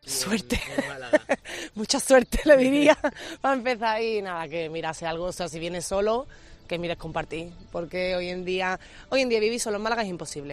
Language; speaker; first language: Spanish; native; Spanish